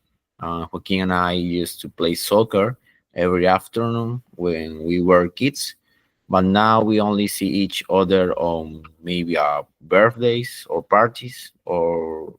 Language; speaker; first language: English; non-native, learner; Spanish